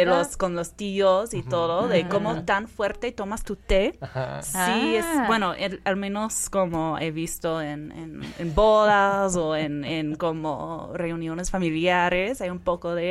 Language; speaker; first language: Spanish; non-native, fluent; English